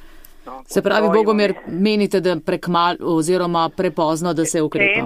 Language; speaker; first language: Slovenian; native; Slovenian